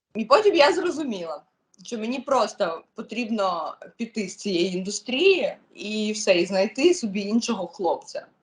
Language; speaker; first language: Ukrainian; non-native, local second language; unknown